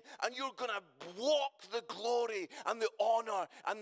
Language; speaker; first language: English; native; English